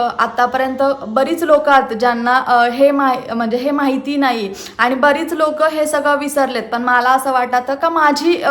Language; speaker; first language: Marathi; non-native, local second language; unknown